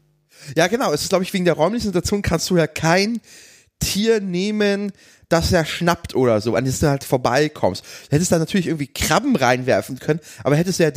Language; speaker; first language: German; native; German